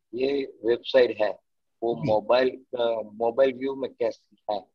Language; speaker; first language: Hindi; non-native, local second language; Gujarati